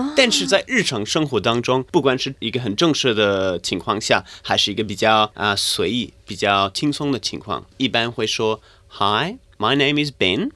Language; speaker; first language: Chinese; non-native, fluent; English